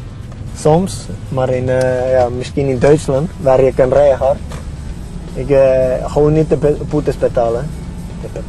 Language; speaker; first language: Dutch; non-native, learner; Estonian